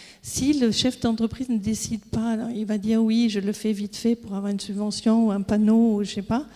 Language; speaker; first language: French; non-native, fluent; German